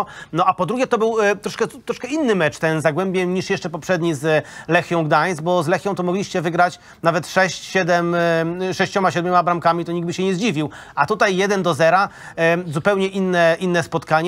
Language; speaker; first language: Polish; native; Polish